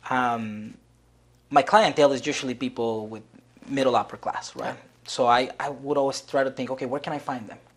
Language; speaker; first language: English; non-native, fluent; Spanish